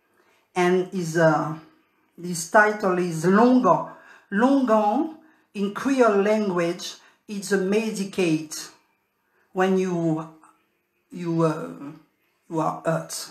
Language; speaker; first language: English; non-native, learner; French